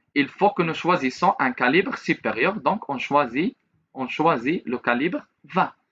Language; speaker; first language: French; non-native, local second language; Arabic